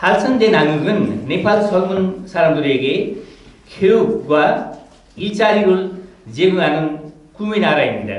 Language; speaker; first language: Korean; non-native, fluent; Nepali